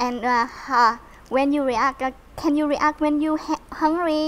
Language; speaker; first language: English; non-native, learner; Vietnamese